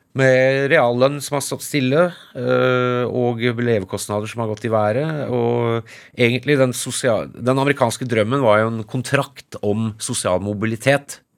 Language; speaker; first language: Norwegian; early bilingual, other home language; English